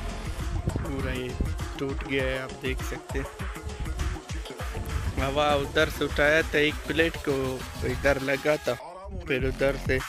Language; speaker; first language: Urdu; non-native, local second language; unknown